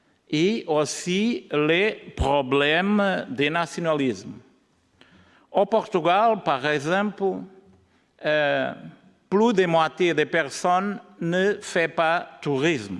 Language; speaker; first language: French; non-native, learner; Portuguese